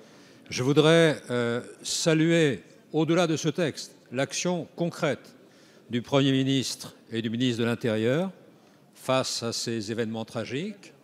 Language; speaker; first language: French; native; French